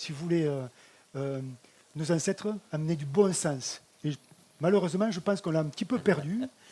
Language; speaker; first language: French; native; French